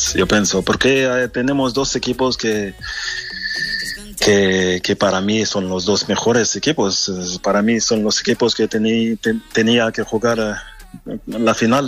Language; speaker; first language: Spanish; non-native, fluent; French